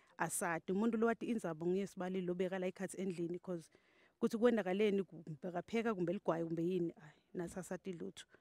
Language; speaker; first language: Zulu; non-native, local second language; Swati